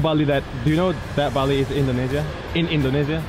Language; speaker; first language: English; non-native, fluent; Indonesian